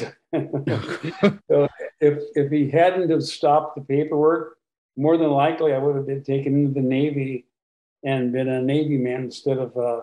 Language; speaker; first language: English; native; English